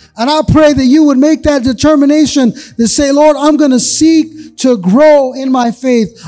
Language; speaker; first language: English; native; English